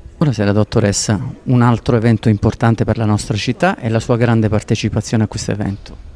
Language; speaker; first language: Italian; native; Italian